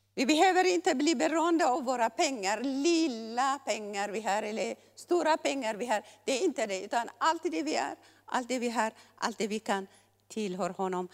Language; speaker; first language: Swedish; non-native, fluent; Tigrinya